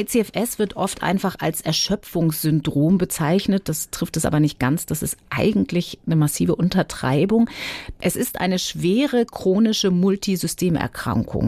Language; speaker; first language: German; native; German